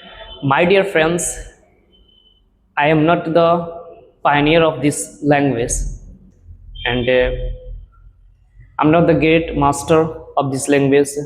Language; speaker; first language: English; non-native, learner; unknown